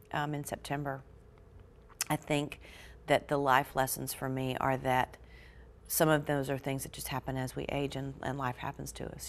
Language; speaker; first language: English; native; English